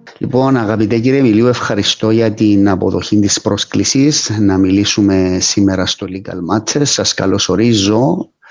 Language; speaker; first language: Greek; native; Greek